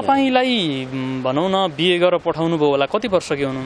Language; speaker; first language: Nepali; native; Nepali